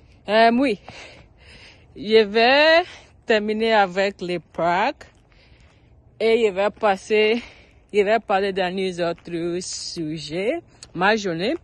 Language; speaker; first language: French; non-native, learner; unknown